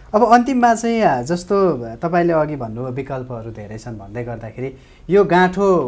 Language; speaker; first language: Nepali; native; Nepali